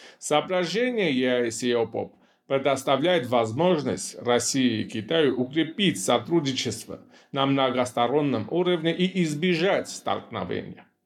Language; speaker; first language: Russian; non-native, local second language; Armenian